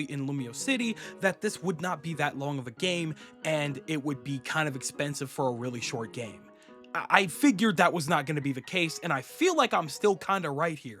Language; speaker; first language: English; native; English